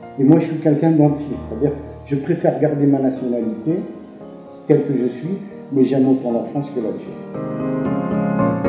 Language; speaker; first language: French; non-native, local second language; Arabic